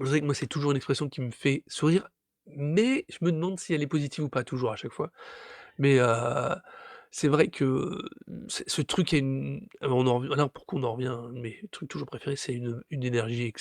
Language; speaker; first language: French; native; French